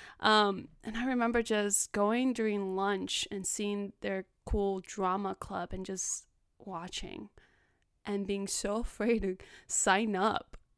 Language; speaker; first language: English; early bilingual, other home language; Spanish